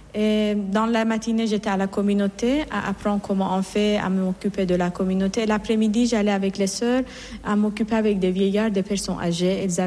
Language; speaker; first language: French; non-native, fluent; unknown